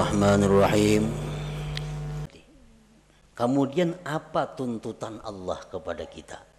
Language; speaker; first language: Indonesian; non-native, local second language; Banjar